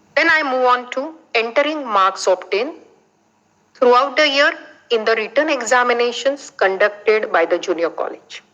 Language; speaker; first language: English; non-native, local second language; Marathi